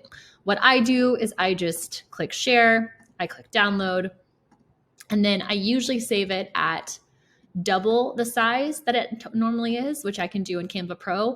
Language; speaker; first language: English; native; English